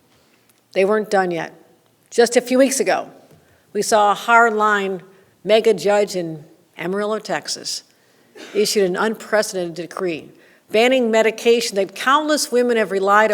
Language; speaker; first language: English; native; English